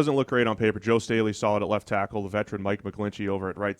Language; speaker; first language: English; native; English